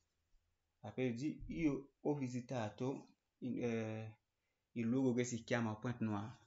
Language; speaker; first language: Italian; non-native, learner; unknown